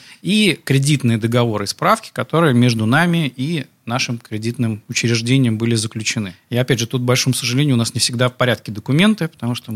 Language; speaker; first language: Russian; native; Russian